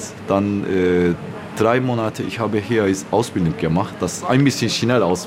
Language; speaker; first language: German; non-native, learner; Turkish